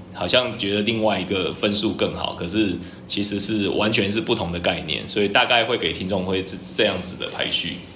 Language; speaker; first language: Chinese; native; Chinese